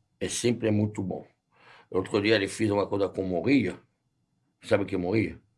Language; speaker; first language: Portuguese; non-native, fluent; French